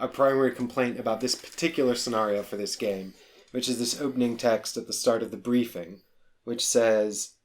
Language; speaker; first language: English; native; English